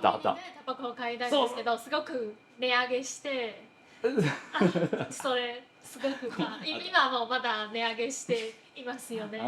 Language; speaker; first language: Japanese; non-native, fluent; Chinese